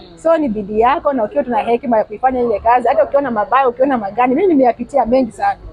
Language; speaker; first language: Swahili; non-native, local second language; Luyia